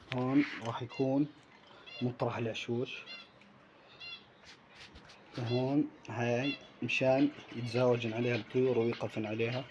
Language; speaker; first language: Arabic; native; Arabic